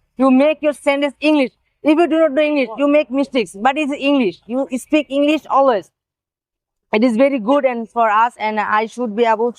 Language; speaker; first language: English; non-native, learner; Bangla